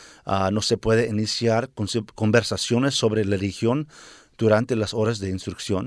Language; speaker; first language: Spanish; early bilingual, heritage; Spanish